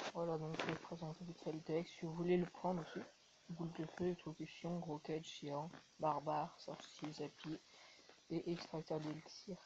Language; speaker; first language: French; native; French